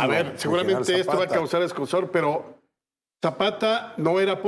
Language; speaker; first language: Spanish; native; Spanish